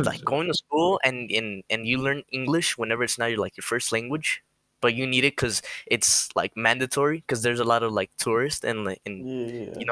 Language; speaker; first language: English; early bilingual, other home language; Spanish